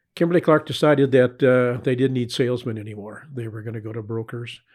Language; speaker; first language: English; native; English